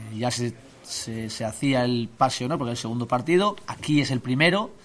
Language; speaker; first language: Spanish; native; Spanish